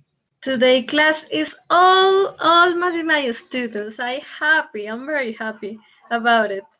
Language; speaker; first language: English; non-native, fluent; Spanish